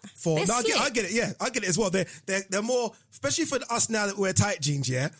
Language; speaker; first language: English; non-native, local second language; Yoruba